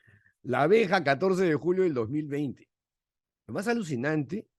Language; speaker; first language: Spanish; native; Spanish